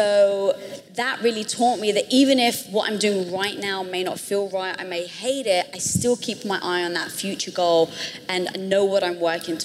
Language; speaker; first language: English; native; English